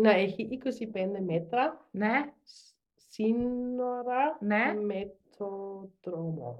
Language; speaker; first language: Greek; non-native, learner; German